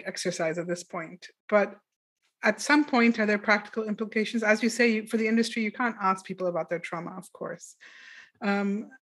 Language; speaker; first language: English; non-native, local second language; Urdu